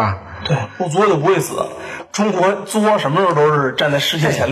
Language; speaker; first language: Chinese; native; Chinese